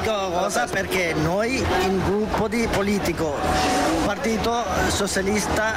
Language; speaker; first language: Italian; non-native, learner; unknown